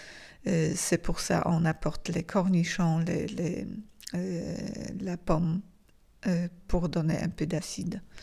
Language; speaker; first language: French; non-native, fluent; Polish